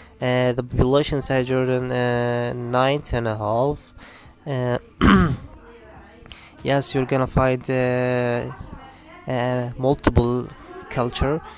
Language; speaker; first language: English; non-native, learner; Arabic